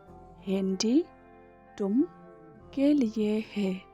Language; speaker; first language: Hindi; non-native, local second language; Khasi